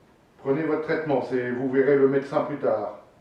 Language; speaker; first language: French; native; French